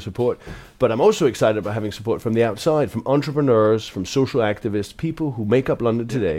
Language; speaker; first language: English; native; English